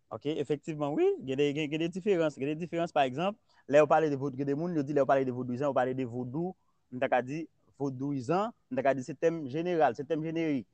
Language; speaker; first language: Haitian Creole; native; Haitian Creole